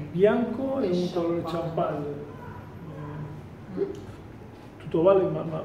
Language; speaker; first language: Italian; non-native, fluent; Spanish